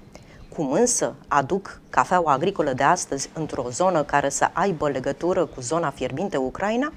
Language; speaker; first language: Romanian; native; Romanian